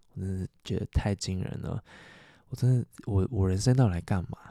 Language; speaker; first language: Chinese; native; Chinese